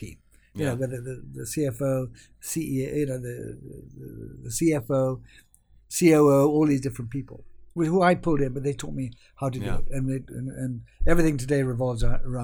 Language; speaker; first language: English; native; English